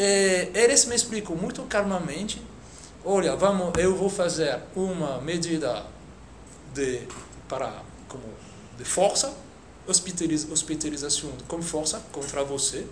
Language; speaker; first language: Portuguese; non-native, fluent; French